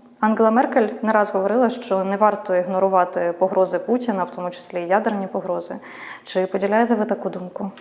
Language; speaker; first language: Ukrainian; native; Ukrainian